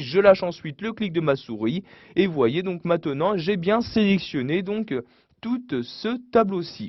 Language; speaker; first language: French; native; French